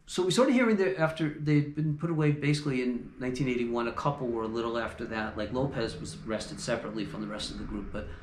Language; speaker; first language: English; native; English